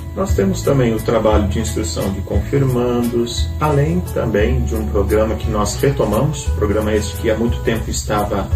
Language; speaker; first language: Portuguese; native; Portuguese